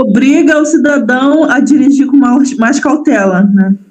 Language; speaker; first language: Portuguese; native; Portuguese